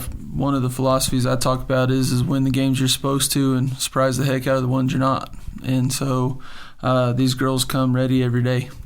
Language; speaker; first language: English; native; English